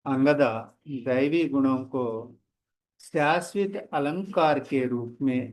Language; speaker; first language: Hindi; non-native, local second language; Telugu